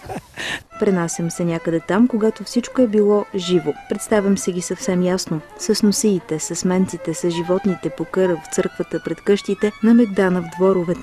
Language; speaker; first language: Bulgarian; native; Bulgarian